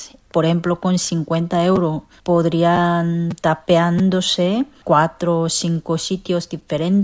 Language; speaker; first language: Spanish; non-native, fluent; Korean